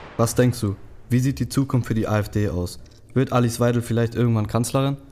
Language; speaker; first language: German; early bilingual, other home language; Kurdish